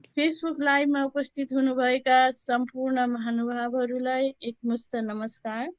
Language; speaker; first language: Nepali; native; Nepali